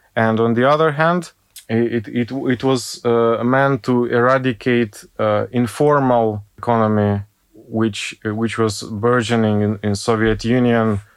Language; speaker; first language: English; non-native, fluent; Ukrainian